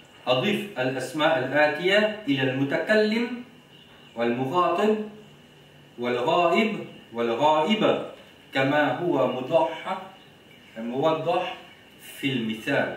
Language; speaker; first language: Arabic; non-native, fluent; Morisyen